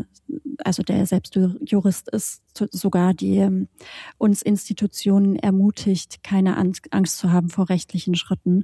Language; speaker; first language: German; native; German